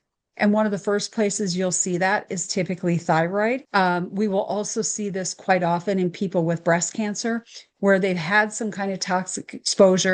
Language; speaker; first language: English; native; English